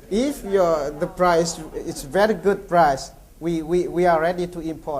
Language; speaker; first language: English; non-native, learner; Vietnamese